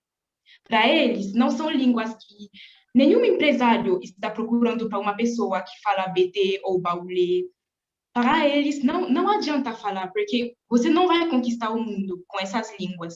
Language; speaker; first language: Portuguese; non-native, fluent; French